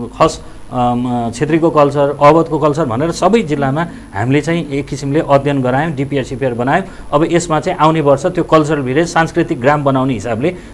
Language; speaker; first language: Nepali; native; Nepali